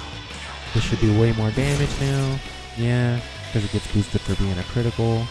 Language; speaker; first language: English; native; English